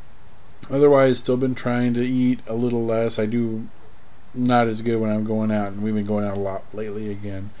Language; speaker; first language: English; native; English